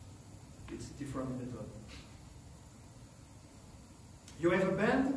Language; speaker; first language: English; non-native, learner; French